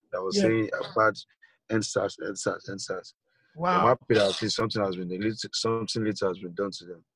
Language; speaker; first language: English; non-native, local second language; Yoruba